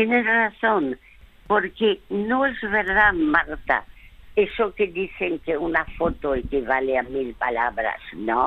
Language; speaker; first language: Spanish; native; Spanish